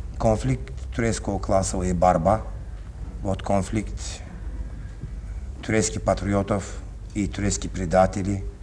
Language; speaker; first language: Russian; non-native, learner; Turkish